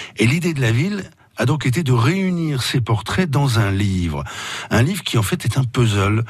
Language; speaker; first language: French; native; French